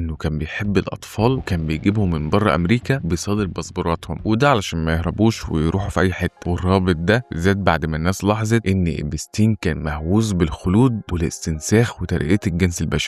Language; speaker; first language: Arabic; native; Arabic